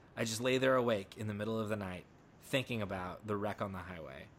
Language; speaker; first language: English; native; English